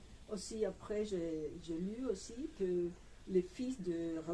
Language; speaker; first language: French; non-native, fluent; Spanish